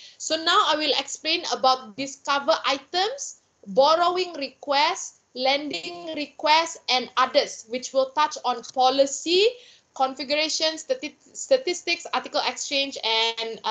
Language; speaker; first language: English; non-native, local second language; Malay